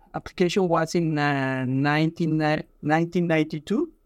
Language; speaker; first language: English; non-native, fluent; Spanish